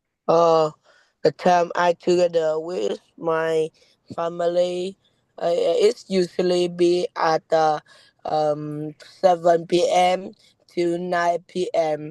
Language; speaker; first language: English; non-native, learner; Vietnamese